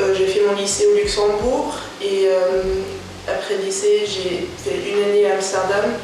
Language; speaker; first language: French; non-native, local second language; Luxembourgish